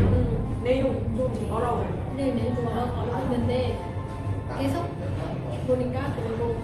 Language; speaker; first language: Korean; non-native, learner; Vietnamese